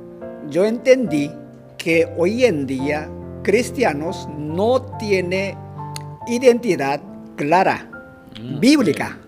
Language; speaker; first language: Spanish; non-native, fluent; Korean